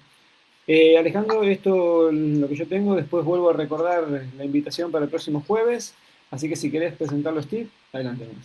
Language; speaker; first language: Spanish; native; Spanish